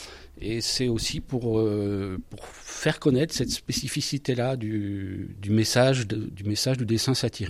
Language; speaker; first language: French; native; French